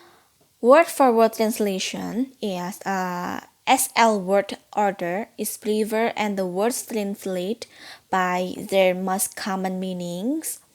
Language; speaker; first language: English; non-native, learner; Indonesian